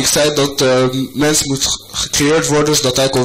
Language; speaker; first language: Dutch; non-native, fluent; French